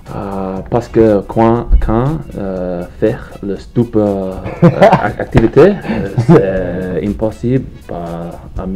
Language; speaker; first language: French; non-native, learner; English